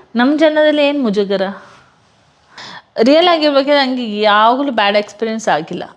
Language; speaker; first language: Kannada; non-native, local second language; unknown